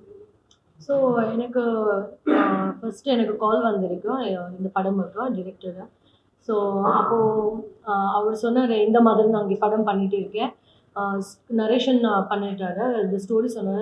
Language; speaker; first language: Tamil; non-native, fluent; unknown